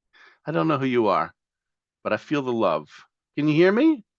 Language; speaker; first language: English; native; English